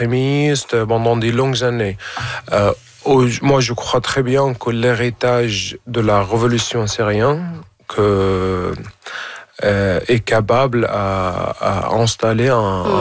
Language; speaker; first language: French; non-native, fluent; Arabic